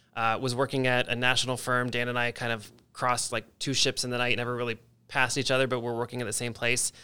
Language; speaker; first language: English; native; English